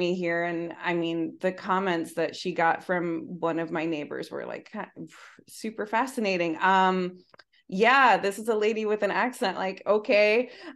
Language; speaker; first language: English; early bilingual, other home language; Spanish